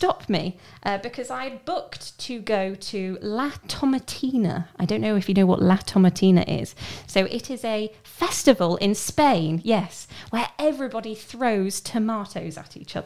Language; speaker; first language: English; native; English